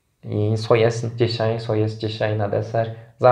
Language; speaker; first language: Polish; non-native, fluent; Turkish